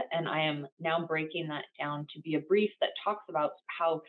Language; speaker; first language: English; native; English